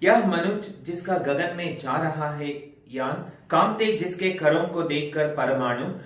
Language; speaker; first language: Hindi; non-native, local second language; Kannada